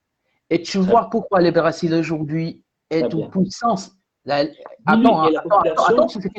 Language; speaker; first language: French; non-native, fluent; Spanish